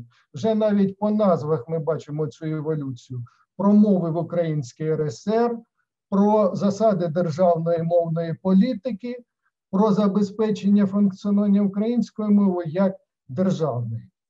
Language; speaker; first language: Ukrainian; native; Ukrainian